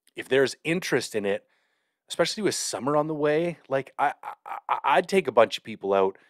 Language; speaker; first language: English; native; English